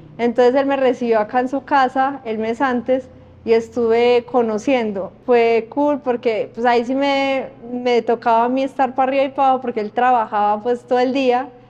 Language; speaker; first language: Spanish; native; Spanish